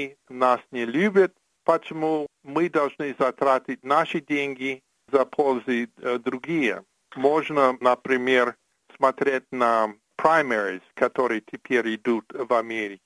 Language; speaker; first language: Russian; non-native, fluent; English